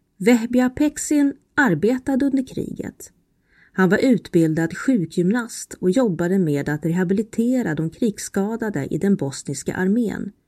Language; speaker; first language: Swedish; native; Swedish